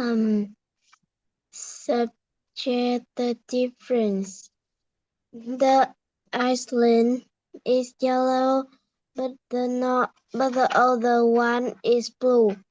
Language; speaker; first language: English; non-native, learner; Vietnamese